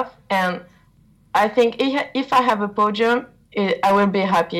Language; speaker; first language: English; non-native, learner; French